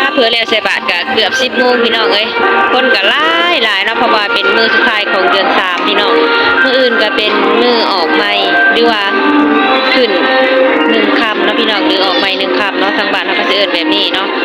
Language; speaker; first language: Thai; non-native, local second language; Lao